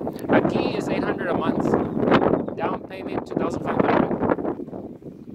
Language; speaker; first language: English; early bilingual, other home language; Spanish